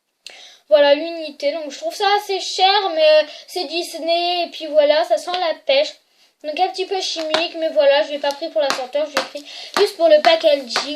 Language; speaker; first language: French; native; French